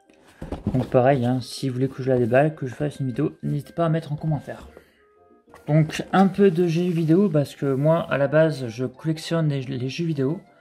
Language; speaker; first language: French; native; French